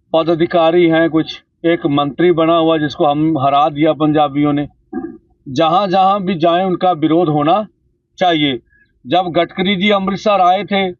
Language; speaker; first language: Hindi; non-native, local second language; Punjabi